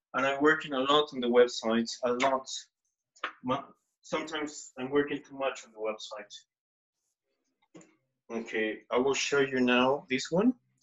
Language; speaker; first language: English; non-native, fluent; Spanish